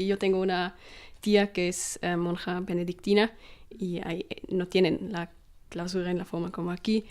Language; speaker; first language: Spanish; non-native, fluent; German